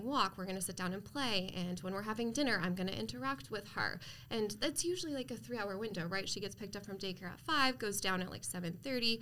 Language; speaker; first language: English; native; English